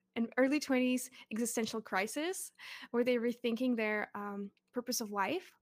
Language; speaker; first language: English; early bilingual, other home language; Russian